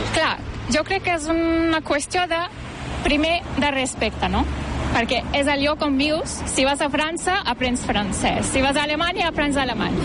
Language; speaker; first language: Catalan; non-native, fluent; Turkish